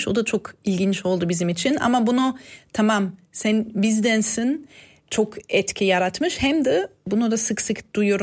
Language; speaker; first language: Turkish; non-native, fluent; German